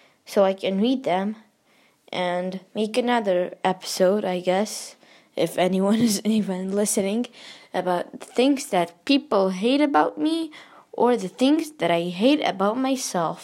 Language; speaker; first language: English; native; English